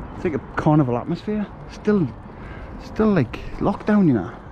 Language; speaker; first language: English; native; English